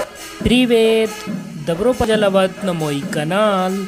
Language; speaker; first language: Russian; non-native, learner; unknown